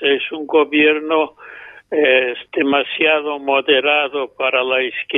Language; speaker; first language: Spanish; non-native, fluent; English